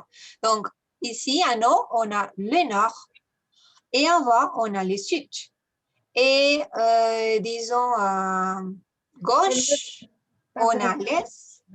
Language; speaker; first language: French; non-native, fluent; Spanish